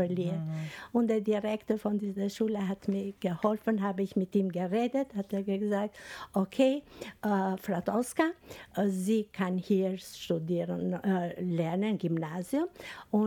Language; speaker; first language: German; non-native, fluent; Albanian